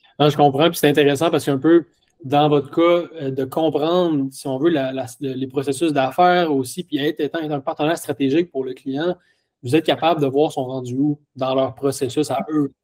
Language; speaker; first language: French; native; French